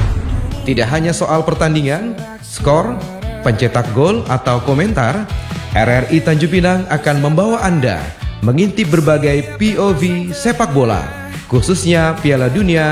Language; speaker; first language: Indonesian; native; Indonesian